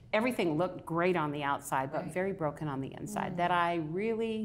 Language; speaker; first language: English; native; English